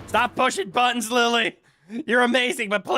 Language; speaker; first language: English; native; English